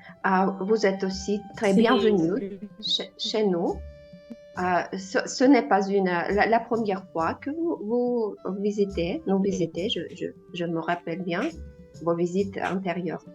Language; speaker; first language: French; non-native, fluent; Russian